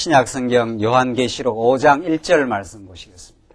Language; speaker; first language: Korean; native; Korean